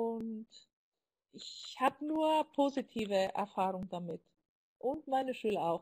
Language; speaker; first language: German; non-native, fluent; Greek